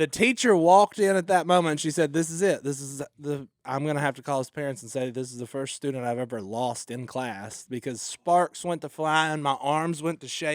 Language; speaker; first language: English; native; English